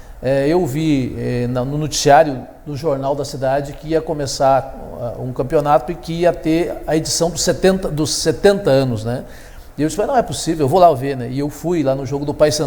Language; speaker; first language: Portuguese; native; Portuguese